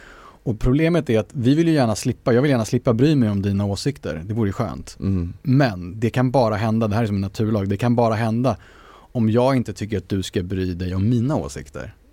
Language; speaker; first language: Swedish; native; Swedish